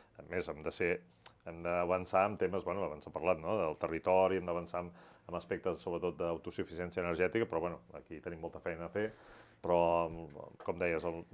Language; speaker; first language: Catalan; native; Catalan